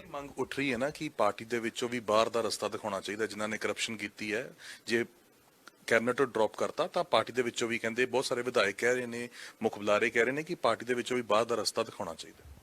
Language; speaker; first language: Punjabi; native; Punjabi